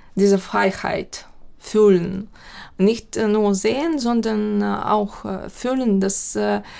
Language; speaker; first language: German; non-native, fluent; Ukrainian